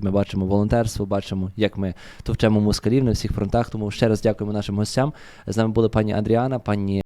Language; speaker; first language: Ukrainian; native; Ukrainian